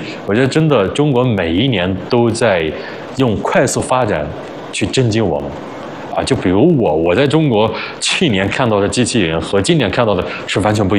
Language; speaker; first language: Chinese; early bilingual, other home language; Arabic